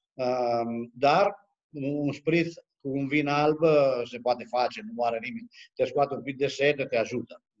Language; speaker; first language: Romanian; non-native, fluent; Italian